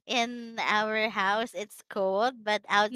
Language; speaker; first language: English; non-native, learner; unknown